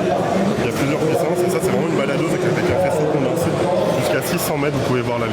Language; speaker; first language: French; native; French